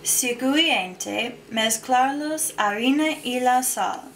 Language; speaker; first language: Spanish; non-native, learner; English